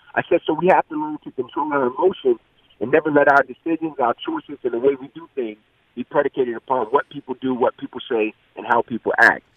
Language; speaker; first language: English; native; English